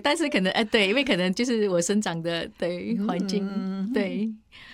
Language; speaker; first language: Chinese; non-native, fluent; Indonesian